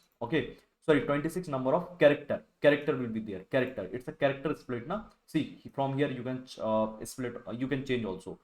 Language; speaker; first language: English; non-native, local second language; Hindi